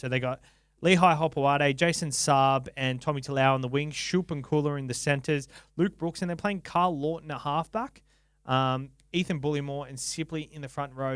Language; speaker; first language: English; native; English